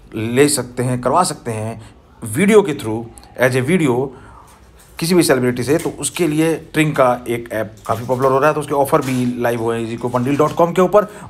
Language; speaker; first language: Hindi; native; Hindi